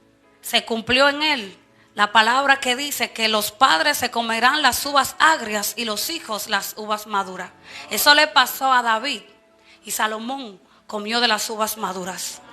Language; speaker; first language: Spanish; native; Spanish